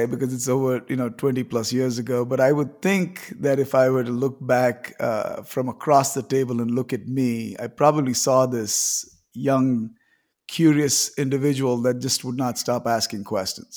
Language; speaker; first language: English; non-native, local second language; Tamil